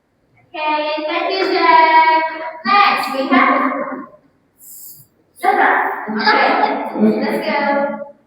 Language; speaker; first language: English; non-native, fluent; Indonesian